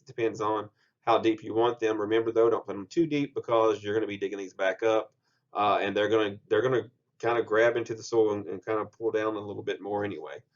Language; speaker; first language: English; native; English